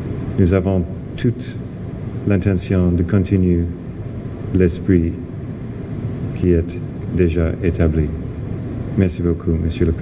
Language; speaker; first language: French; non-native, fluent; English